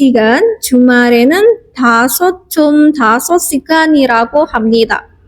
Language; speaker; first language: Korean; non-native, fluent; Indonesian